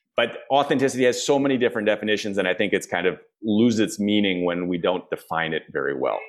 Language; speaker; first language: English; native; English